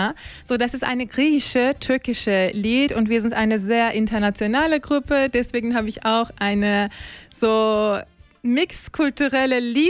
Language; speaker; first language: German; non-native, learner; Turkish